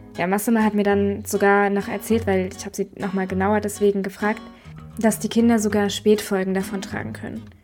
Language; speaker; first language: German; native; German